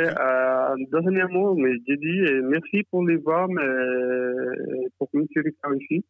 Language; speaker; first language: French; non-native, learner; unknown